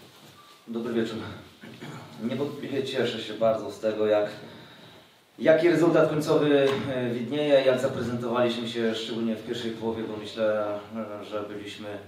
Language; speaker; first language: Polish; native; Polish